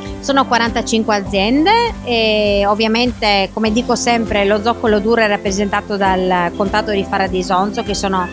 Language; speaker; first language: Italian; native; Italian